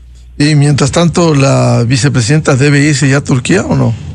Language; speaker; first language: Spanish; native; Spanish